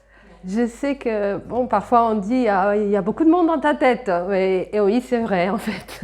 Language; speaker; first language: French; non-native, fluent; Portuguese